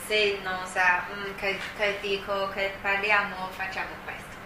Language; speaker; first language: Italian; non-native, fluent; Chinese